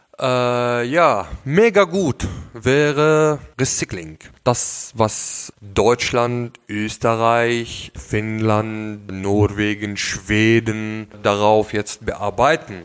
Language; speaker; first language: German; non-native, local second language; Arabic